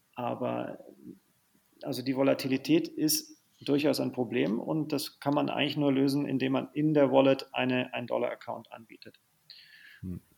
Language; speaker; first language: German; native; German